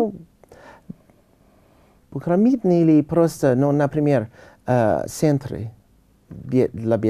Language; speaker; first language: Russian; non-native, learner; English